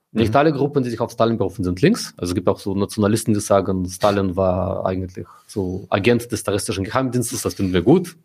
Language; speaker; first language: German; non-native, fluent; Russian